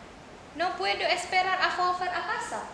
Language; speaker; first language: Spanish; non-native, learner; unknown